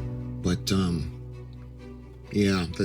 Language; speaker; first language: English; native; English